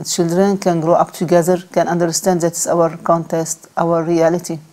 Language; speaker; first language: English; non-native, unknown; Arabic